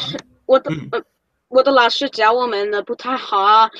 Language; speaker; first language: Chinese; non-native, learner; English